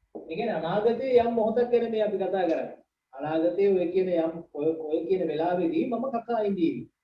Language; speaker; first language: Sinhala; native; Sinhala